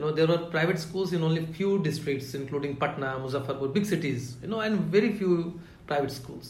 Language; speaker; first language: English; non-native, local second language; Hindi